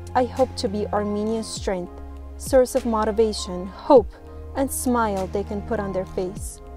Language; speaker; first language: English; non-native, fluent; Armenian